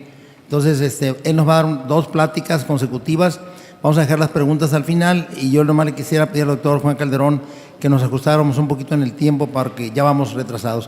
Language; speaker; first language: Spanish; native; Spanish